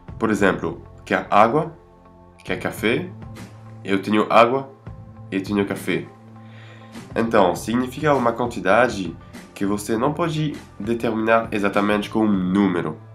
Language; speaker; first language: Portuguese; non-native, fluent; French